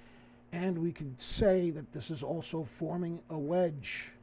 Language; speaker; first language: English; native; English